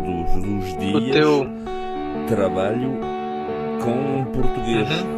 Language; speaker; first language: Portuguese; early bilingual, heritage; French